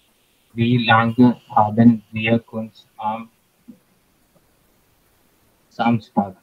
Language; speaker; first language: German; non-native, learner; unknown